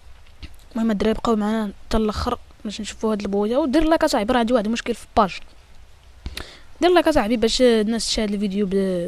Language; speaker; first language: Arabic; native; Arabic